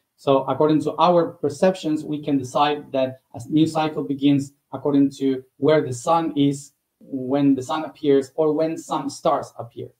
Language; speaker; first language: English; non-native, fluent; Spanish